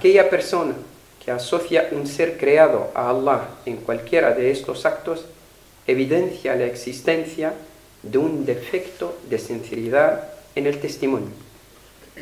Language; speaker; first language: Spanish; non-native, fluent; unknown